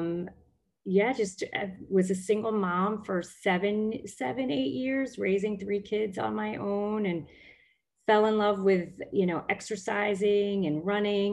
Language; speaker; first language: English; native; English